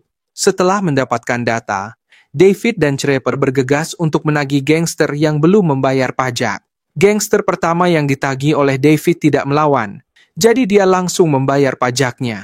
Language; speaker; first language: Indonesian; native; Indonesian